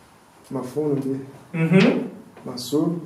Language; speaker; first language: Arabic; non-native, learner; French